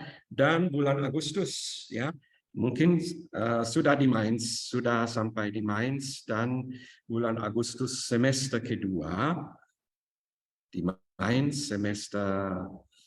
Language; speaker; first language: Indonesian; non-native, fluent; German